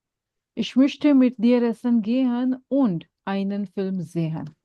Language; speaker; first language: German; non-native, fluent; Hindi